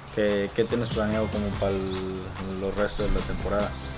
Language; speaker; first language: Spanish; early bilingual, heritage; Spanish